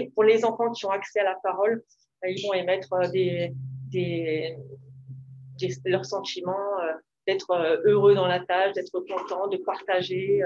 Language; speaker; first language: French; native; French